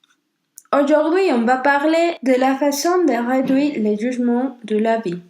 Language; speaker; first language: French; non-native, learner; Spanish